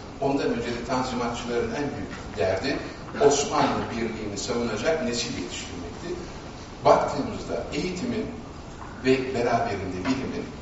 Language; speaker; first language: Turkish; native; Turkish